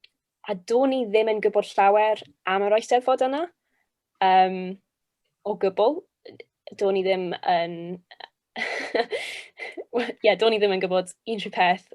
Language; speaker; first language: Welsh; non-native, local second language; English